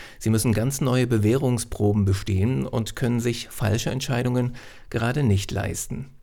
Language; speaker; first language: German; native; German